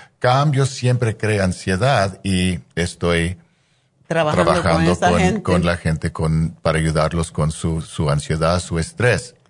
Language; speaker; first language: Spanish; non-native, fluent; English